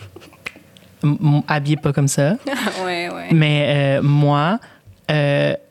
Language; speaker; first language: French; early bilingual, other home language; Spanish